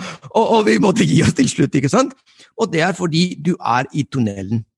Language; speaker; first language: Norwegian; non-native, fluent; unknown